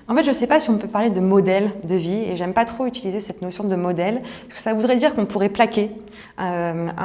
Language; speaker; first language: French; native; French